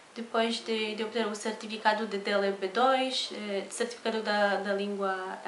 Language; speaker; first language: Portuguese; non-native, fluent; Polish